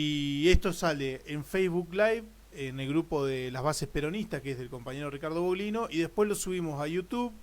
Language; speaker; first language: Spanish; native; Spanish